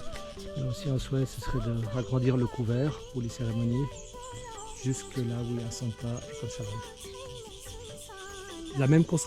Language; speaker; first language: French; native; French